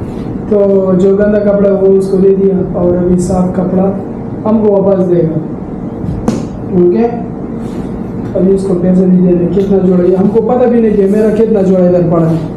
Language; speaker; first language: Hindi; non-native, local second language; Pashto